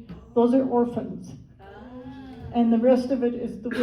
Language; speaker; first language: English; native; English